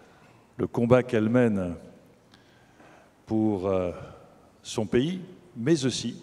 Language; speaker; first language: French; native; French